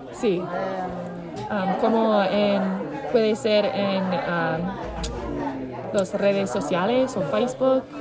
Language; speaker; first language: Spanish; non-native, learner; English